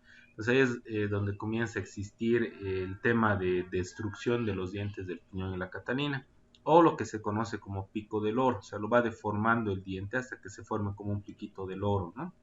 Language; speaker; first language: Spanish; native; Spanish